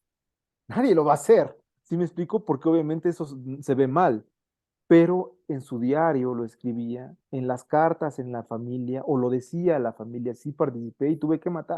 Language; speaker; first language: Spanish; native; Spanish